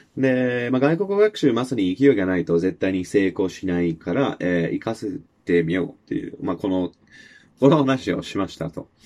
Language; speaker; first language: Japanese; non-native, fluent; English